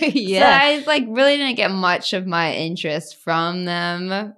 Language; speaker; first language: English; native; English